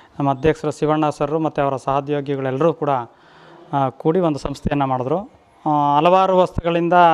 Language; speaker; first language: Kannada; native; Kannada